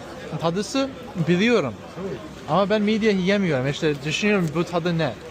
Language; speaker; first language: Turkish; early bilingual, heritage; English